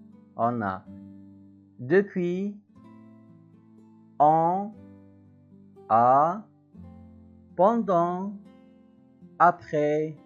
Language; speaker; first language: French; non-native, local second language; Arabic